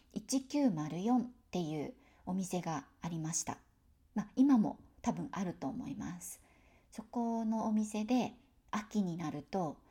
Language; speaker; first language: Japanese; native; Japanese